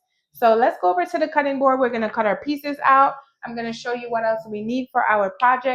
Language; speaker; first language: English; native; English